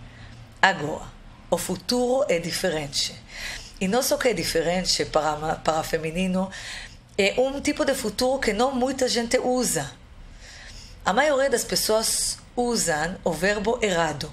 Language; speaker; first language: Portuguese; non-native, fluent; Hebrew